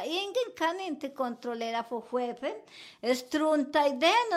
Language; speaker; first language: Swedish; non-native, fluent; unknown